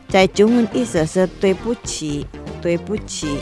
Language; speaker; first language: Chinese; non-native, fluent; Indonesian